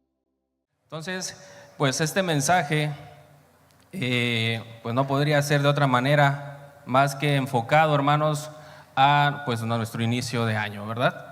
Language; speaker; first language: Spanish; native; Spanish